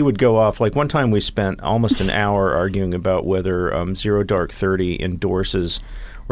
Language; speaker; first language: English; native; English